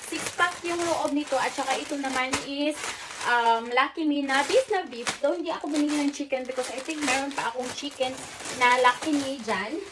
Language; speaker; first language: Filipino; non-native, local second language; Cebuano